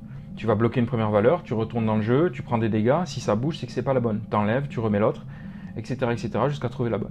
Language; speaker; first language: French; native; French